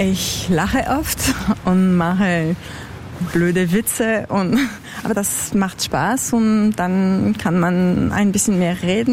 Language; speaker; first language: German; non-native, local second language; French